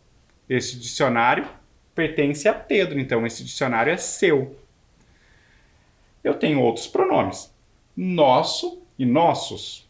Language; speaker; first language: Portuguese; native; Portuguese